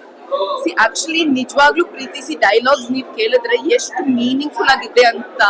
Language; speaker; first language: Kannada; non-native, fluent; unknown